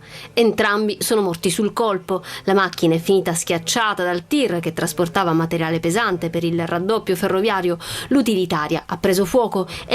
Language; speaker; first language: Italian; native; Italian